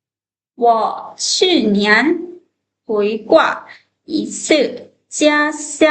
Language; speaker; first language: Chinese; non-native, fluent; Lao